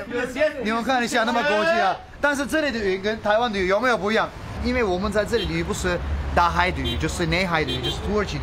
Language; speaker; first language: Chinese; non-native, fluent; Turkish